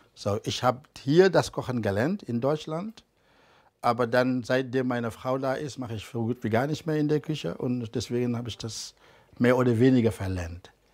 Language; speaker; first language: German; non-native, fluent; Wolof